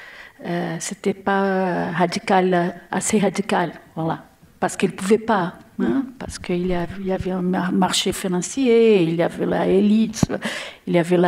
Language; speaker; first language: French; non-native, learner; Portuguese